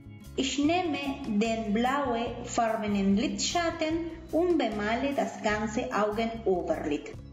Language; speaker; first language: German; non-native, fluent; Spanish